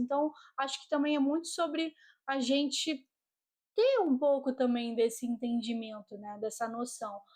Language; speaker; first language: Portuguese; native; Portuguese